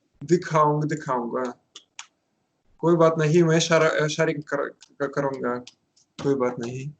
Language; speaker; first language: Hindi; non-native, learner; Russian